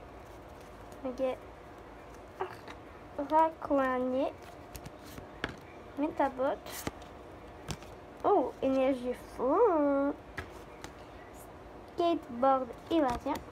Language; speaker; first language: French; native; French